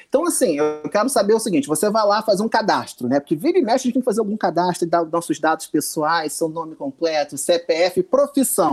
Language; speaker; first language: Portuguese; native; Portuguese